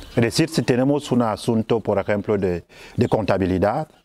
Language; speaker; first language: Spanish; non-native, fluent; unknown